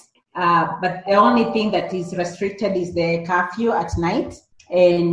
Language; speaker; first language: English; non-native, local second language; Kikuyu